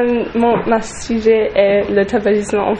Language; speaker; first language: French; non-native, learner; English